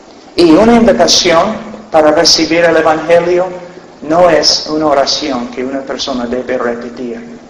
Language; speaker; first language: Spanish; non-native, fluent; English